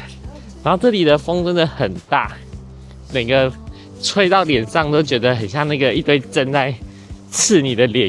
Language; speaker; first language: Chinese; native; Chinese